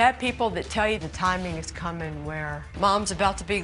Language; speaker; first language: English; native; English